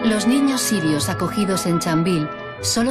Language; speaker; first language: Spanish; native; Spanish